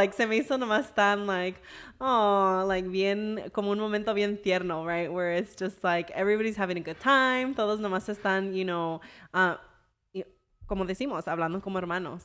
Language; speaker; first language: Spanish; early bilingual, heritage; English